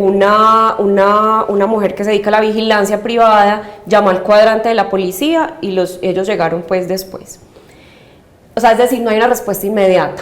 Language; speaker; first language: Spanish; native; Spanish